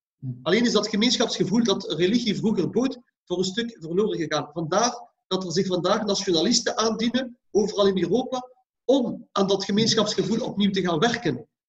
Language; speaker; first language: Dutch; early bilingual, other home language; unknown